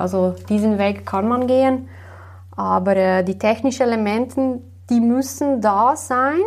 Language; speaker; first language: German; non-native, fluent; Slovenian